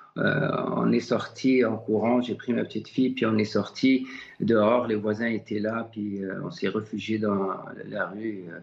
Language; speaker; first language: French; non-native, local second language; Arabic